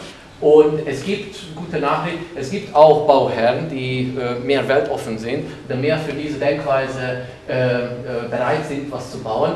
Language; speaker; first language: German; non-native, fluent; Hungarian